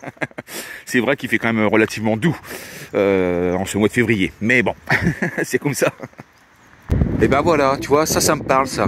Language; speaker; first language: French; native; French